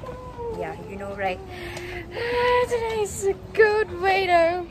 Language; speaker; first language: English; non-native, learner; Thai